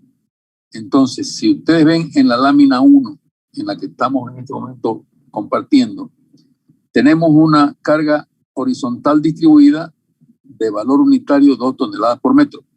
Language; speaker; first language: Spanish; native; Spanish